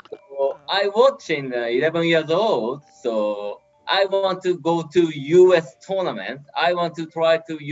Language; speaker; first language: English; non-native, learner; Japanese